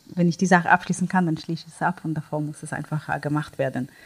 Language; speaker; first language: German; non-native, fluent; Hebrew